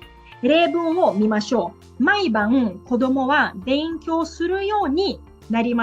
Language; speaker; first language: Japanese; non-native, fluent; Portuguese